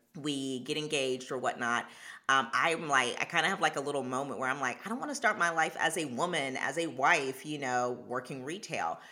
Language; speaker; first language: English; early bilingual, other home language; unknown